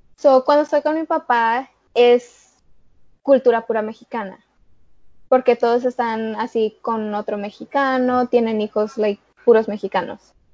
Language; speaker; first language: Spanish; early bilingual, heritage; Spanish